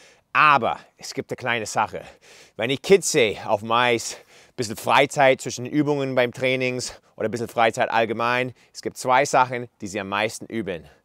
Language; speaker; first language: German; non-native, fluent; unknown